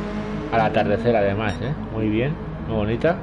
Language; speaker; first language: Spanish; native; Spanish